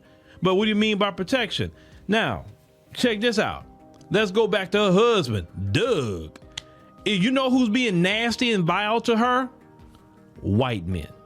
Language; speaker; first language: English; native; English